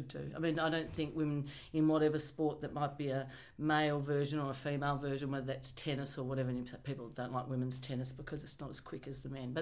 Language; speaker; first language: English; native; English